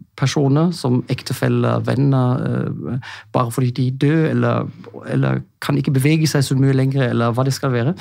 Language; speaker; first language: Norwegian; non-native, fluent; German